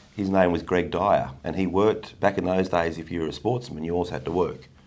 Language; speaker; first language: English; native; English